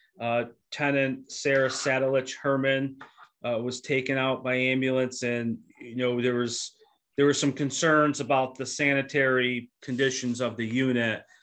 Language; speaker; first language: English; native; English